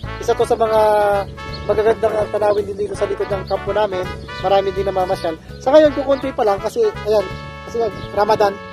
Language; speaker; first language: Filipino; native; Filipino